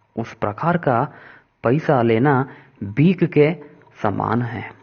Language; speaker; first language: Hindi; non-native, local second language; Kannada